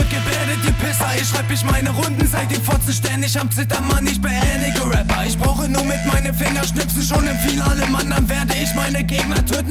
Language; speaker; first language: German; native; German